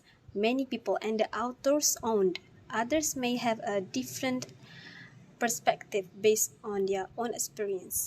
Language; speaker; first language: English; non-native, fluent; Malay